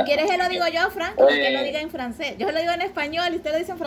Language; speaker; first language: Spanish; native; Spanish